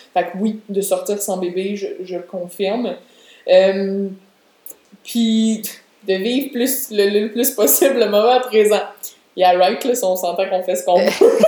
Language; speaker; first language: French; native; French